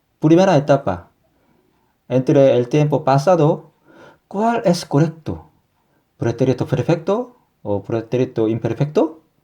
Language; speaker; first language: Spanish; non-native, fluent; Korean